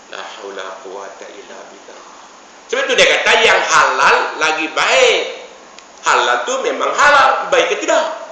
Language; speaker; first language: Malay; native; Malay